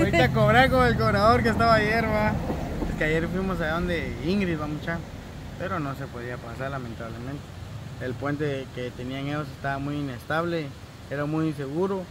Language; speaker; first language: Spanish; native; Spanish